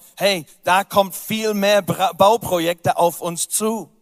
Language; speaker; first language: German; non-native, fluent; English